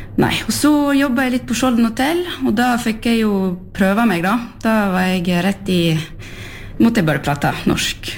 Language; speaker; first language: Norwegian; early bilingual, heritage; French